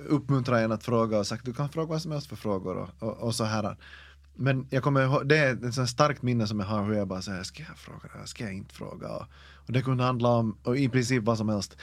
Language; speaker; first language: Swedish; native; Swedish